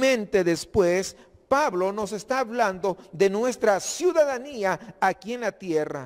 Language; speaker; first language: Spanish; native; Spanish